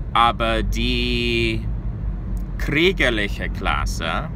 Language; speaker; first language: German; non-native, learner; English